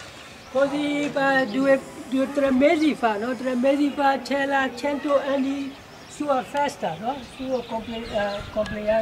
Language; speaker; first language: Italian; non-native, learner; Burmese